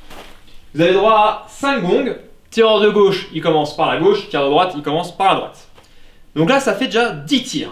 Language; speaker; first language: French; native; French